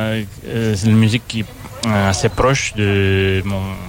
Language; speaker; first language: French; non-native, fluent; Russian